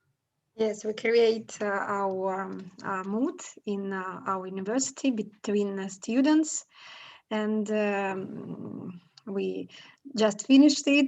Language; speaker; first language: English; non-native, learner; Russian